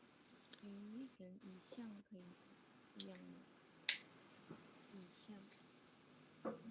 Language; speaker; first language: Chinese; non-native, learner; Indonesian